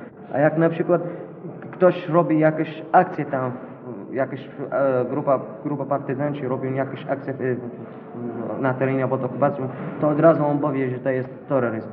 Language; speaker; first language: Polish; non-native, learner; Arabic